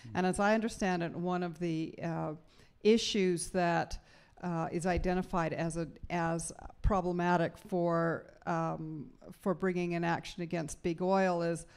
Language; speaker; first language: English; native; English